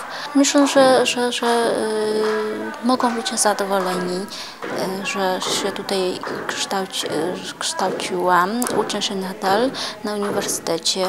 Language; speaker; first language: Polish; non-native, fluent; Vietnamese